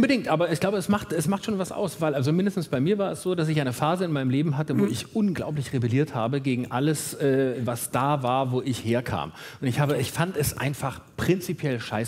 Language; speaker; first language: German; native; German